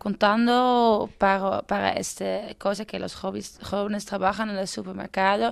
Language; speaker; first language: Spanish; non-native, learner; Dutch